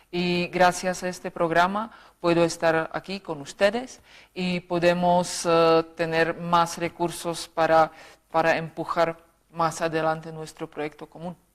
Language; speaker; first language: Spanish; non-native, fluent; Czech